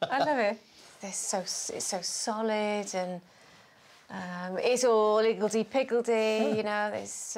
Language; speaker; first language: English; native; English